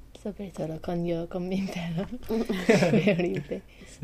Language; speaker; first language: Spanish; non-native, learner; English